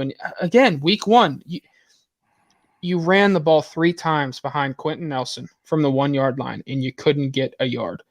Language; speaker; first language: English; native; English